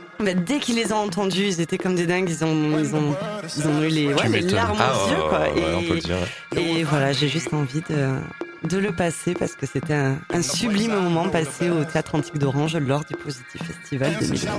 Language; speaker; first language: French; native; French